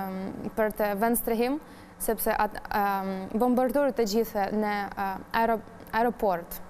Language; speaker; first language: Albanian; non-native, learner; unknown